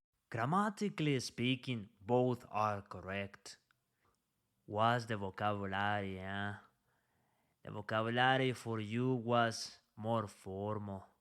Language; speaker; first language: English; non-native, fluent; Spanish